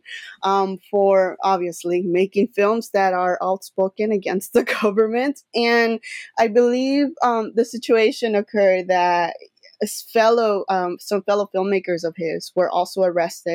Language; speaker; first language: English; native; English